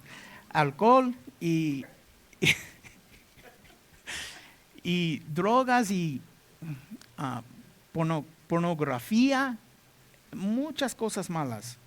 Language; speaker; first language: Spanish; non-native, learner; English